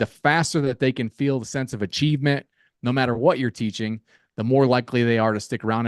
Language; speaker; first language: English; native; English